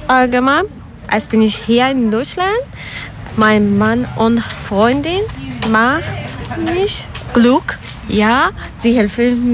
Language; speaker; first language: German; non-native, learner; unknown